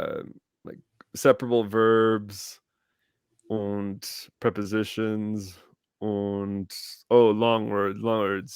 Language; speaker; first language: German; non-native, learner; English